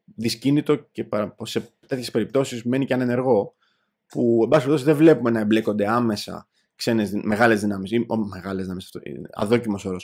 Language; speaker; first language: Greek; native; Greek